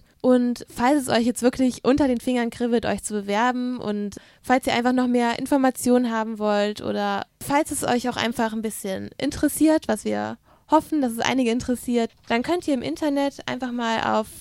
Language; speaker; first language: German; native; German